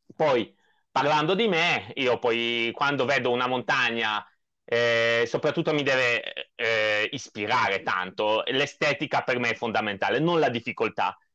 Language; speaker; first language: Italian; non-native, fluent; Polish